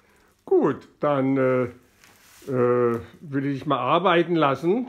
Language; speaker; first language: German; native; German